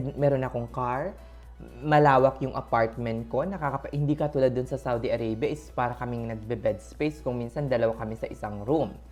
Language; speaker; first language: Filipino; native; Filipino